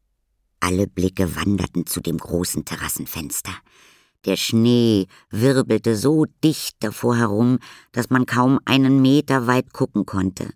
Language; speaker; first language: German; native; German